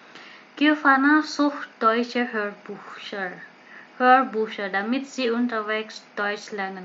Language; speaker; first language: German; non-native, learner; Indonesian